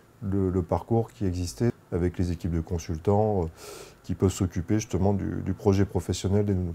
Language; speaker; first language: French; native; French